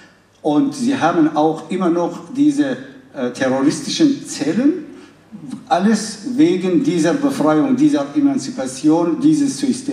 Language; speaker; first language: German; non-native, fluent; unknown